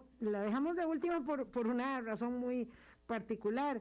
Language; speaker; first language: Spanish; native; Spanish